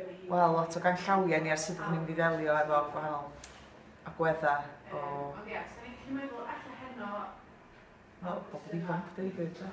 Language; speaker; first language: Welsh; native; Welsh